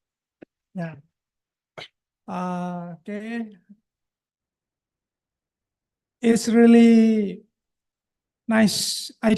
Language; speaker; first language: English; non-native, local second language; Indonesian